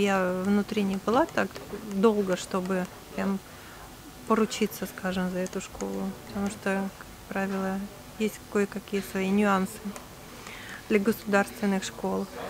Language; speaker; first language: Russian; native; Russian